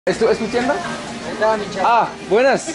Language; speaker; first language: Spanish; non-native, learner; French